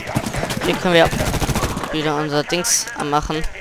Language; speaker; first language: German; native; German